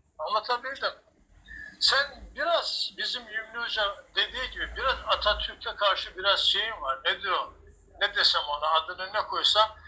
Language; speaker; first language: Turkish; native; Turkish